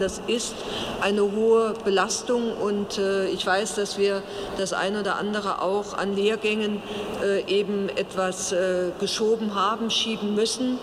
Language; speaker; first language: German; native; German